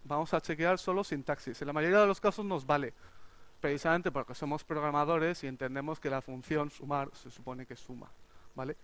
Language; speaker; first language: Spanish; native; Spanish